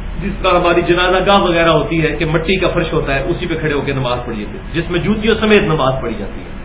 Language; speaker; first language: Urdu; non-native, local second language; Punjabi